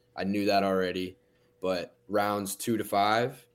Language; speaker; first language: English; native; English